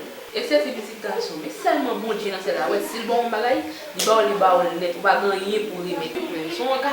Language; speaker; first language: Haitian Creole; native; Haitian Creole